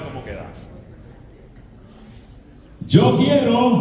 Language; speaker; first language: Spanish; native; Spanish